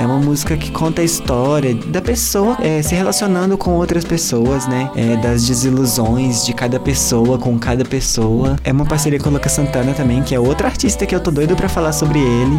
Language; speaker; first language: Portuguese; native; Portuguese